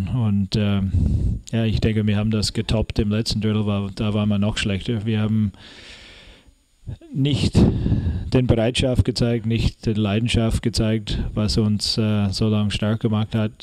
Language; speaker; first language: German; non-native, fluent; English